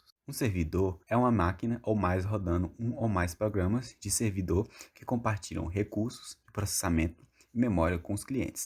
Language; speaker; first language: Portuguese; native; Portuguese